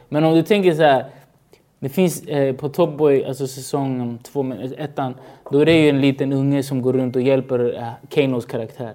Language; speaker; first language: Swedish; early bilingual, other home language; Spanish